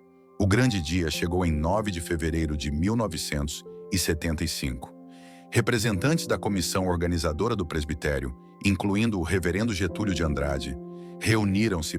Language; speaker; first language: Portuguese; native; Portuguese